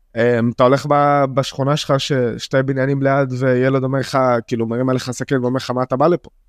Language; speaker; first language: Hebrew; non-native, local second language; Arabic